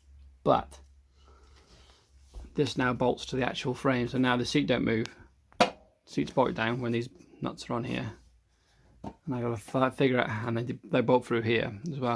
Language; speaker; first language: English; native; English